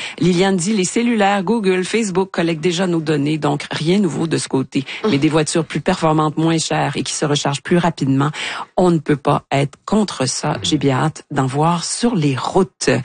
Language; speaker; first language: French; native; French